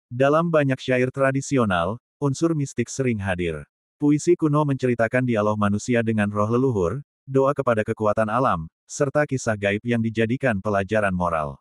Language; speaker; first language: Indonesian; native; Indonesian